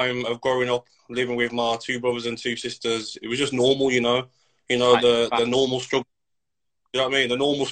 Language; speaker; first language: English; native; English